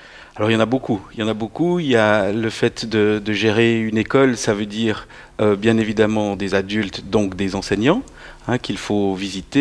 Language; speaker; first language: French; native; French